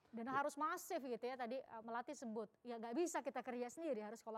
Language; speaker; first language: Indonesian; native; Indonesian